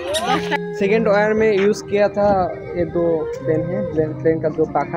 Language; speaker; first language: Hindi; non-native, learner; Bangla